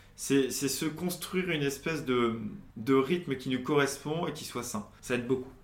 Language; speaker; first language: French; native; French